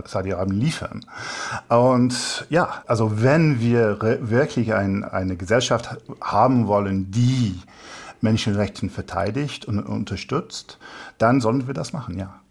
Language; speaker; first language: German; non-native, fluent; English